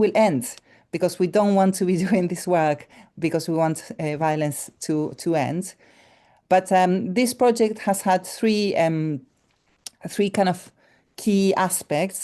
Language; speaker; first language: English; non-native, fluent; Spanish